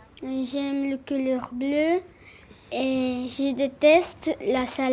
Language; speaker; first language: French; non-native, learner; Georgian